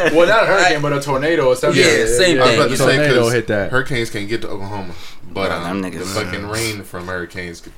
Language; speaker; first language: English; native; English